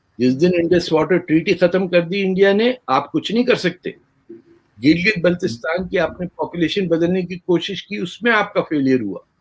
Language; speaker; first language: Urdu; native; Urdu